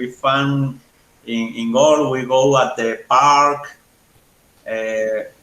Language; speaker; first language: English; non-native, learner; Spanish